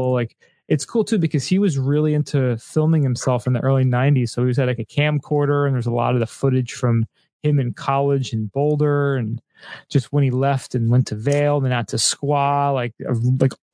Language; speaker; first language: English; native; English